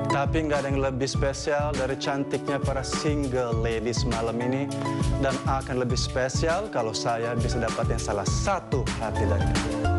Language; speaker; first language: Indonesian; non-native, fluent; Italian